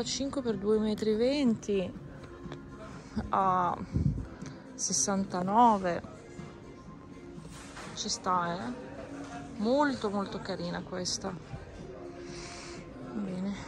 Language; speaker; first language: Italian; non-native, fluent; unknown